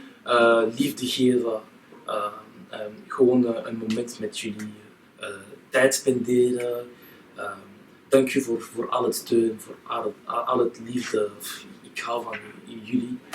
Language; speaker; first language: Dutch; non-native, local second language; French